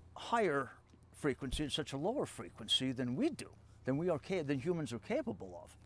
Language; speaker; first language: English; native; English